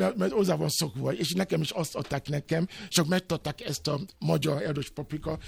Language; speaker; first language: Hungarian; non-native, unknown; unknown